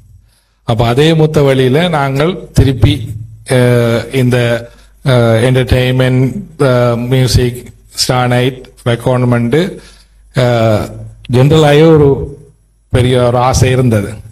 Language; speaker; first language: Tamil; native; Tamil